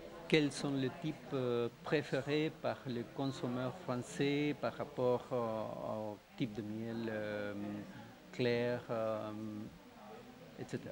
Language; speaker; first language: French; non-native, fluent; Spanish